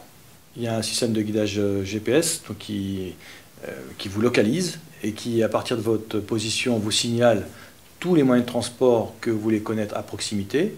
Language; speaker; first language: French; native; French